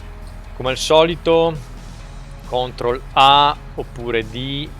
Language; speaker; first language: Italian; native; Italian